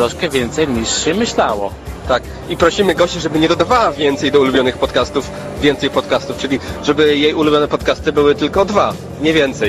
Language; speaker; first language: Polish; native; Polish